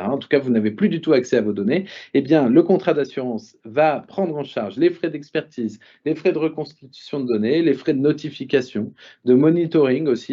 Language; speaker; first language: French; native; French